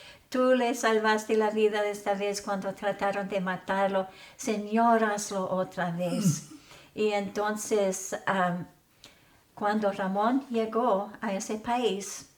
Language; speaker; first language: Spanish; non-native, fluent; English